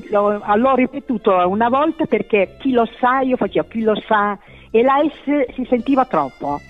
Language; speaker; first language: Italian; native; Italian